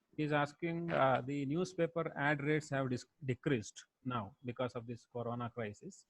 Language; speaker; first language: English; non-native, local second language; Kannada